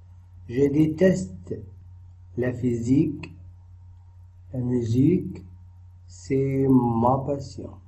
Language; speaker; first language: French; non-native, fluent; Arabic